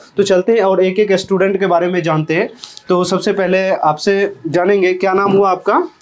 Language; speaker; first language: Hindi; native; Hindi